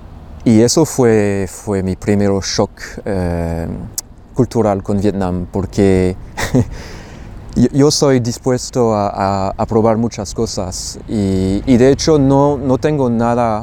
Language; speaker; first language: Spanish; non-native, fluent; French